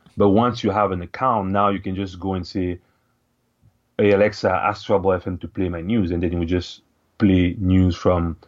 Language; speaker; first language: English; non-native, local second language; French